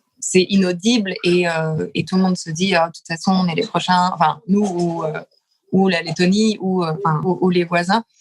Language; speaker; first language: French; early bilingual, other home language; Lithuanian